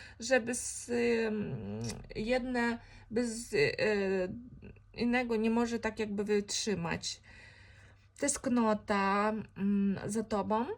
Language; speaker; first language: Polish; non-native, fluent; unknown